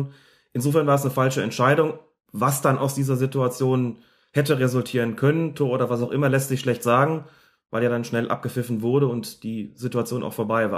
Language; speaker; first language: German; native; German